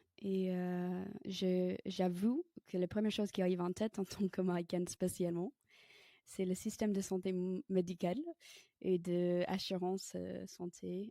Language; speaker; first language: French; non-native, fluent; English